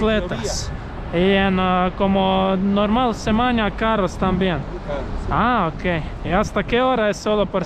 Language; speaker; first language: Spanish; non-native, learner; Croatian